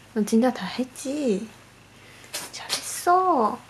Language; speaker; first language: Korean; non-native, fluent; Chinese